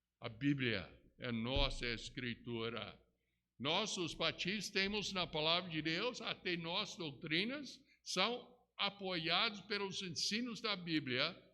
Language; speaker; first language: Portuguese; non-native, fluent; English